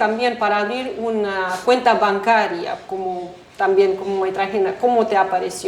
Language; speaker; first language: Spanish; non-native, fluent; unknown